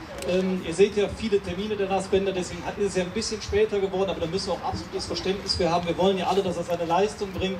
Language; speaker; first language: German; native; German